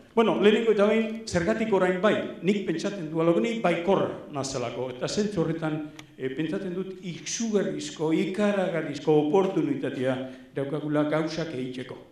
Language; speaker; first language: Basque; non-native, local second language; Spanish